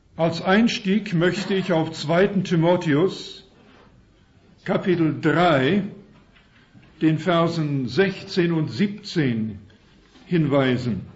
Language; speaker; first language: German; early bilingual, heritage; German